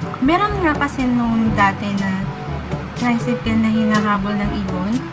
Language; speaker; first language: Filipino; native; Filipino